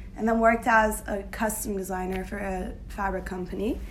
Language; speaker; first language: English; non-native, fluent; Turkish